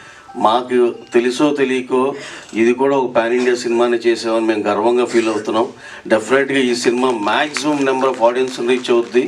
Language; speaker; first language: Telugu; native; Telugu